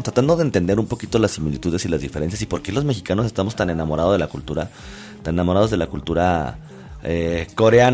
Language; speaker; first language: Spanish; native; Spanish